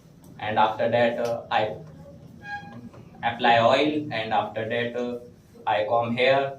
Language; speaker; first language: English; non-native, learner; Hindi